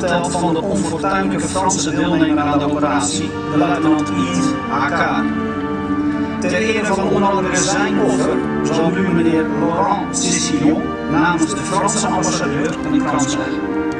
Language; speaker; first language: Dutch; native; Dutch